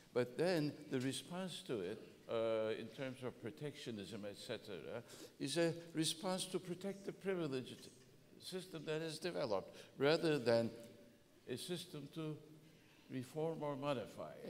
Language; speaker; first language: English; non-native, fluent; Turkish